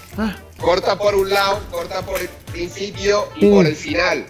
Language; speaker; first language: Spanish; non-native, fluent; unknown